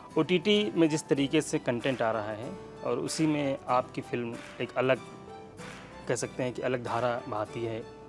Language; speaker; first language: Hindi; native; Hindi